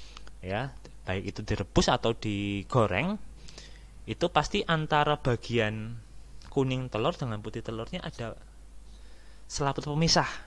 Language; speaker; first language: Indonesian; native; Indonesian